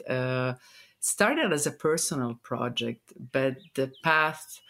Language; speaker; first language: English; non-native, fluent; Italian